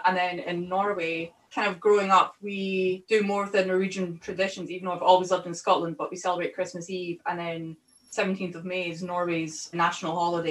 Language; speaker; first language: English; native; English